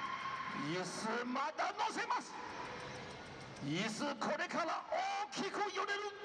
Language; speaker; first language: Japanese; non-native, learner; Chinese